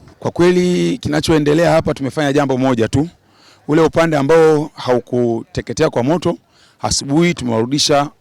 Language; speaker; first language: Swahili; native; Swahili